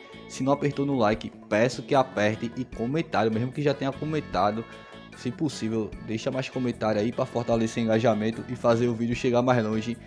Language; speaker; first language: Portuguese; native; Portuguese